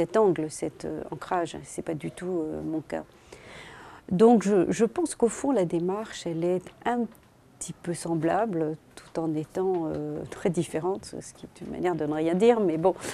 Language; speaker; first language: French; native; French